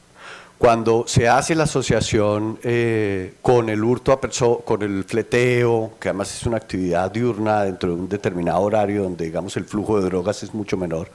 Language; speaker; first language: Spanish; native; Spanish